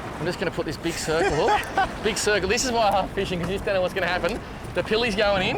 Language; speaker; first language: English; native; English